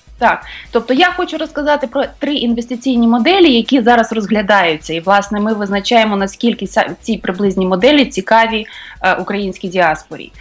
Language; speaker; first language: Ukrainian; native; Ukrainian